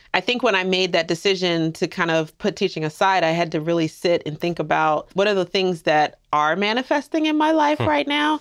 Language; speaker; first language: English; native; English